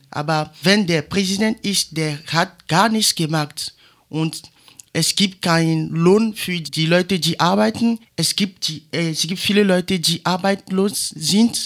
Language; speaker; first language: German; non-native, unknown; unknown